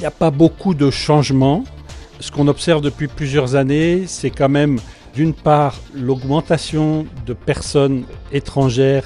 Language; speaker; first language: French; native; French